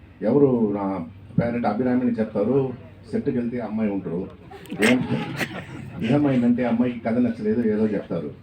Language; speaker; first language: Telugu; non-native, fluent; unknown